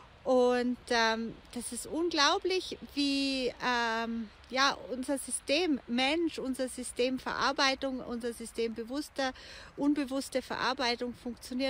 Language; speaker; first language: German; native; German